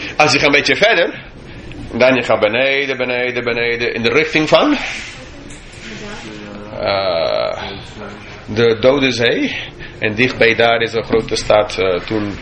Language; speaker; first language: Dutch; non-native, fluent; English